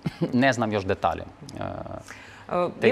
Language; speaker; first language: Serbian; non-native, fluent; Ukrainian